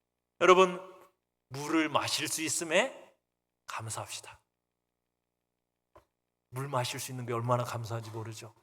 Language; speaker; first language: Korean; native; Korean